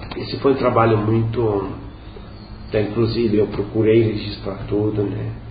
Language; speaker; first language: Portuguese; non-native, local second language; Venetian